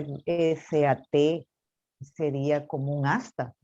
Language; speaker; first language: Portuguese; non-native, learner; Spanish